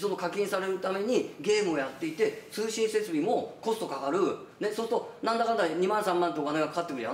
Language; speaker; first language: Japanese; native; Japanese